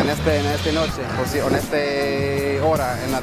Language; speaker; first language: Spanish; non-native, learner; English